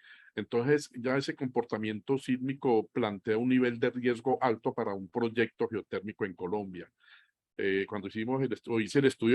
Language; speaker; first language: Spanish; native; Spanish